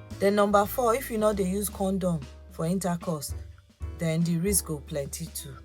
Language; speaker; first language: Nigerian Pidgin; non-native, local second language; Yoruba